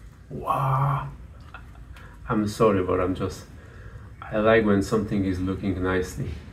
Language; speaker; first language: English; non-native, fluent; Polish